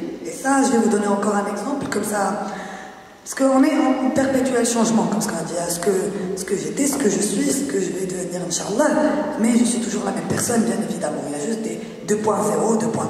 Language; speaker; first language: French; non-native, local second language; Arabic